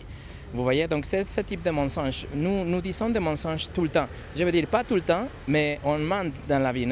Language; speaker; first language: French; non-native, fluent; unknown